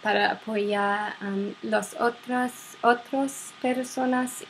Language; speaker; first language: Spanish; non-native, learner; English